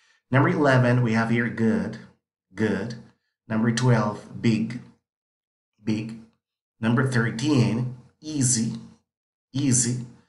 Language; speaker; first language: English; non-native, fluent; Spanish